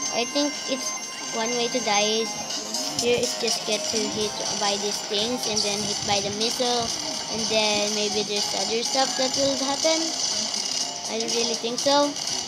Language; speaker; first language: English; non-native, local second language; Filipino